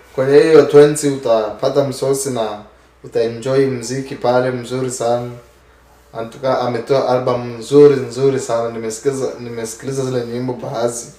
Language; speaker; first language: Swahili; native; Swahili